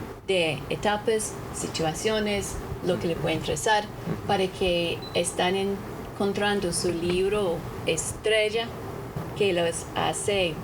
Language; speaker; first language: Spanish; non-native, fluent; English